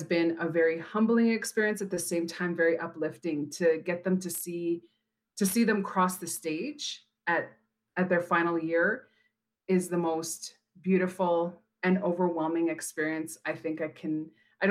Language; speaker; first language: English; native; English